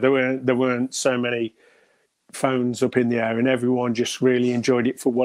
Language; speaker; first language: English; native; English